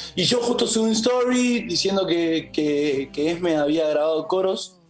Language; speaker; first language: Spanish; native; Spanish